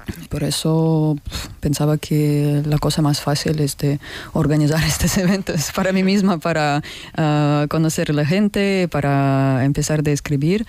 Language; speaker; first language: Spanish; non-native, learner; Russian